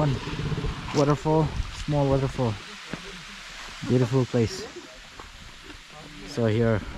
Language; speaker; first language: English; non-native, fluent; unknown